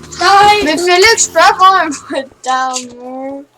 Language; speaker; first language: French; native; French